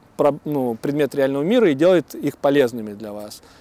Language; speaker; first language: Russian; native; Russian